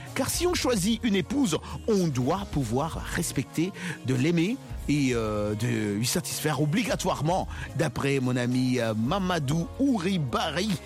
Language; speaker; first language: French; non-native, local second language; Lingala